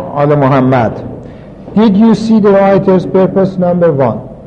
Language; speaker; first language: English; non-native, fluent; Persian